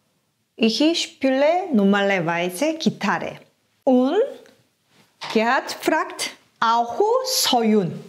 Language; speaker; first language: German; non-native, fluent; Korean